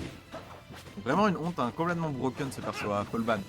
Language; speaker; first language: French; native; French